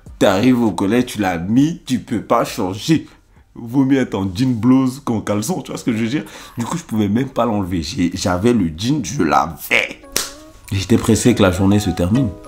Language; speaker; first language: French; early bilingual, other home language; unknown